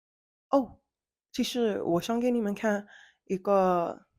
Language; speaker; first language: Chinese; non-native, fluent; English